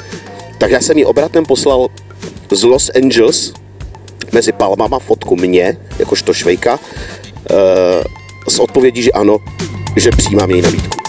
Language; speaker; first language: Czech; native; Czech